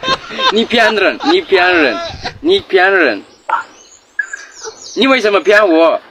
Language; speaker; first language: Chinese; non-native, learner; Serbian